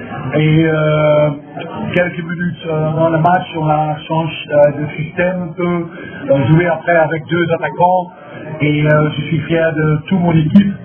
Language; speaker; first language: French; non-native, fluent; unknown